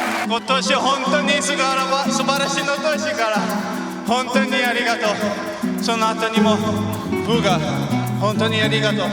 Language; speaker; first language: Japanese; non-native, learner; Portuguese